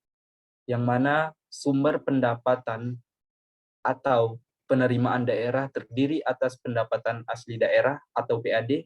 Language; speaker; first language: Indonesian; native; Indonesian